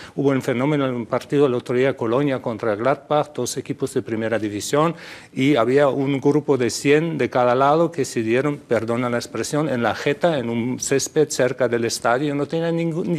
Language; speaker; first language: Spanish; non-native, fluent; German